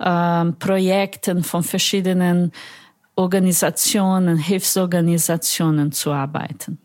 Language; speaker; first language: German; non-native, fluent; Portuguese